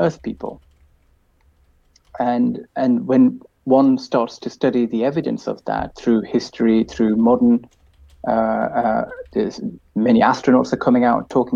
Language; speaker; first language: English; native; English